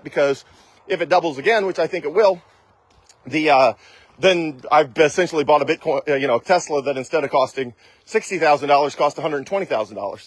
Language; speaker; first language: English; native; English